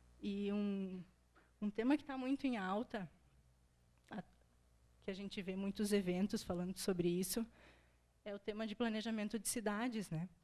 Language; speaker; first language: Portuguese; native; Portuguese